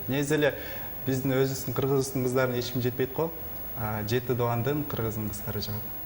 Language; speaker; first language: Kyrgyz; native; Kyrgyz